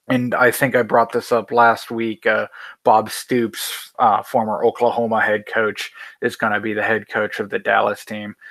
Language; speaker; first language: English; native; English